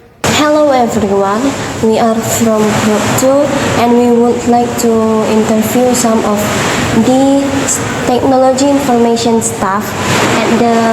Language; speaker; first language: English; non-native, learner; Indonesian